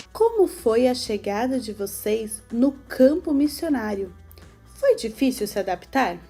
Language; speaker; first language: Portuguese; native; Portuguese